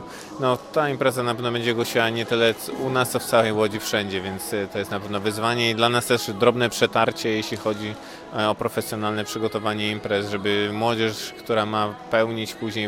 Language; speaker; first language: Polish; native; Polish